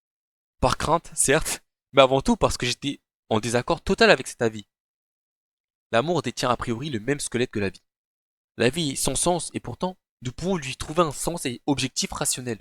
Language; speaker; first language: French; native; French